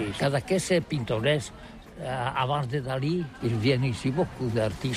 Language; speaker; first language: French; non-native, learner; Catalan